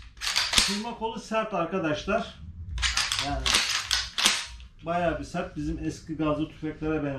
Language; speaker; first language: Turkish; native; Turkish